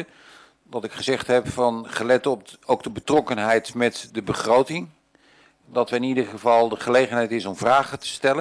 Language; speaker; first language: Dutch; native; Dutch